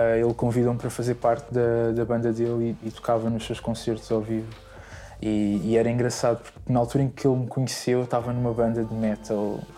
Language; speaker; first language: Portuguese; native; Portuguese